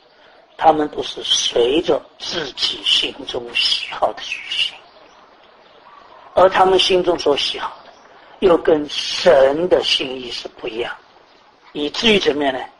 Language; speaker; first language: Chinese; native; Chinese